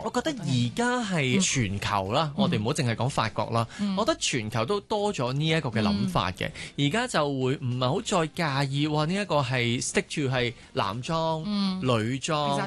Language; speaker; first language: Cantonese; native; Cantonese